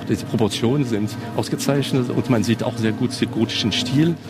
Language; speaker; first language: German; non-native, local second language; French